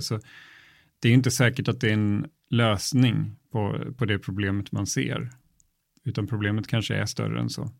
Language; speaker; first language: Swedish; native; Swedish